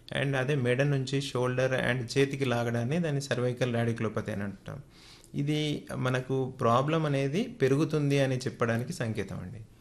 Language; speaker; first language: Telugu; native; Telugu